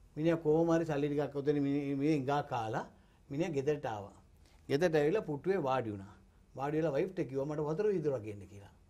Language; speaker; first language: Sinhala; non-native, local second language; Tamil